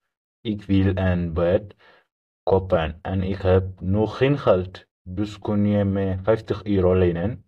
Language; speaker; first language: Dutch; non-native, learner; Tigrinya